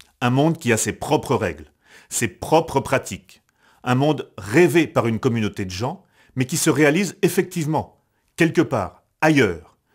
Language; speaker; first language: French; native; French